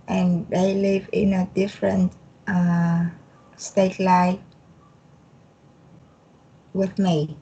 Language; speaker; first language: English; non-native, learner; Vietnamese